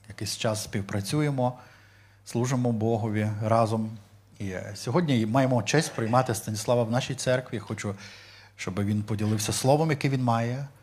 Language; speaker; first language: Ukrainian; native; Ukrainian